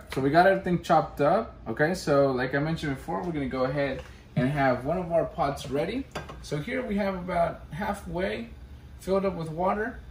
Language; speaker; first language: English; early bilingual, other home language; Spanish